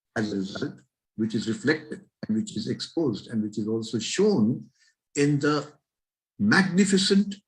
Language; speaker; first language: English; non-native, local second language; Marathi